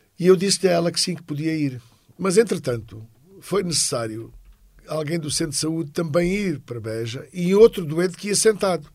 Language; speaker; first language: Portuguese; native; Portuguese